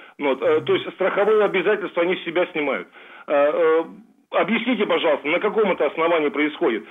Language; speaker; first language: Russian; native; Russian